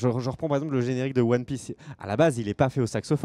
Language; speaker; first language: French; native; French